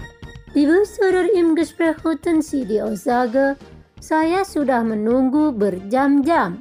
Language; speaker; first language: German; non-native, fluent; Indonesian